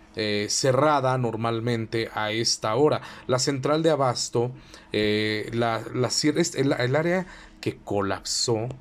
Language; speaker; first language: Spanish; native; Spanish